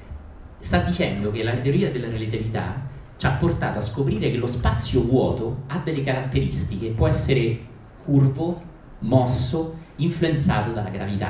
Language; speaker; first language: Italian; native; Italian